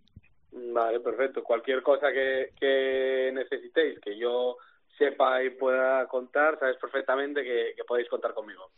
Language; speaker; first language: Spanish; native; Spanish